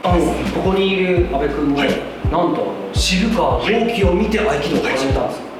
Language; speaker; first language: Japanese; native; Japanese